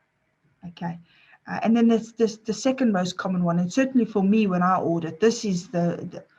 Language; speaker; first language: English; native; English